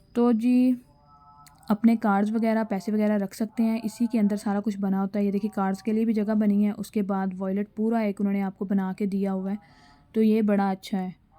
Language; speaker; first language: Urdu; non-native, local second language; Punjabi